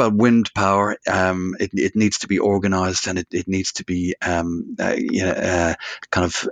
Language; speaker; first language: English; native; English